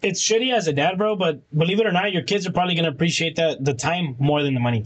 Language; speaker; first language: English; early bilingual, other home language; Spanish